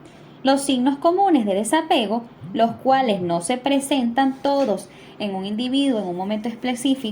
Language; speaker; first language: Spanish; native; Spanish